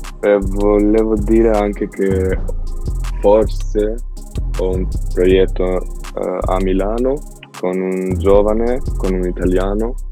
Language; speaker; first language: Italian; non-native, learner; Albanian